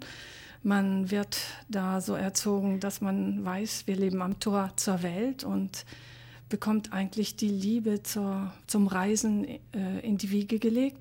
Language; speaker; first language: German; native; German